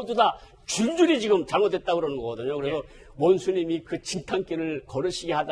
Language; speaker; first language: Korean; native; Korean